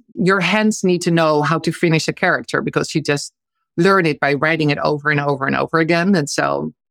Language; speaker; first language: English; non-native, fluent; Dutch